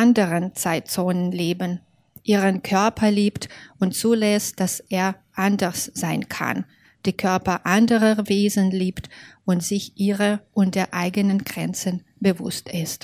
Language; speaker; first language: German; non-native, fluent; Belarusian